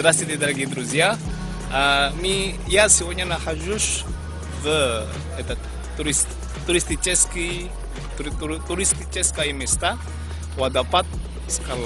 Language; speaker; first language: Russian; non-native, learner; Javanese